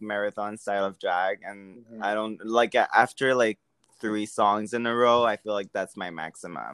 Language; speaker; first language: English; non-native, fluent; French